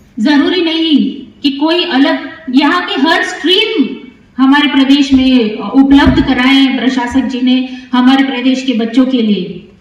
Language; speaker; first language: Hindi; non-native, local second language; Kannada